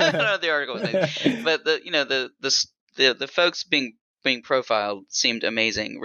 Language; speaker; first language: English; native; English